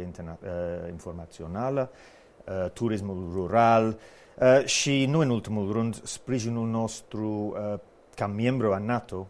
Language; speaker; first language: Romanian; non-native, fluent; English